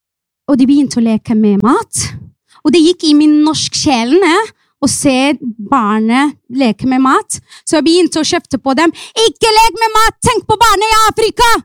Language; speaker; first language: Norwegian; non-native, fluent; Arabic